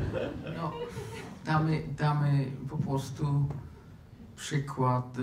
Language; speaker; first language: Polish; non-native, fluent; German